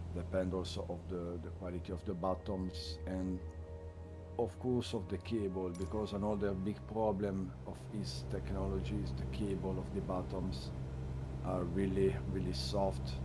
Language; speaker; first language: English; non-native, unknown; Italian